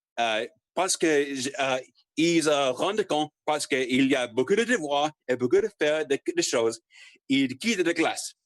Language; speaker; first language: French; non-native, learner; English